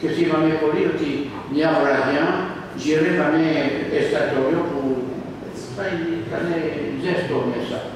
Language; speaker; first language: Greek; non-native, learner; French